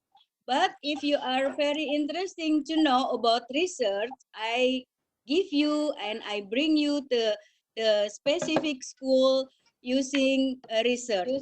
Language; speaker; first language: English; non-native, learner; Indonesian